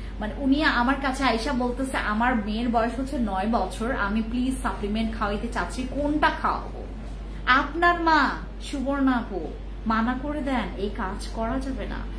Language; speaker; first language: Bangla; non-native, local second language; Khasi